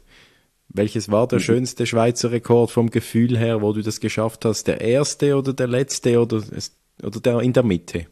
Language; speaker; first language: German; native; German